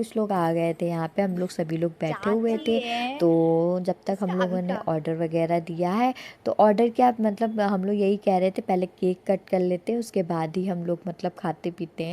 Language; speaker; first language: Hindi; native; Hindi